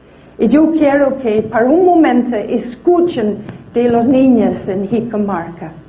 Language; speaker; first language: Spanish; non-native, fluent; English